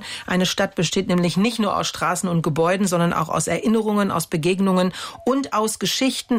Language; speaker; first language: German; native; German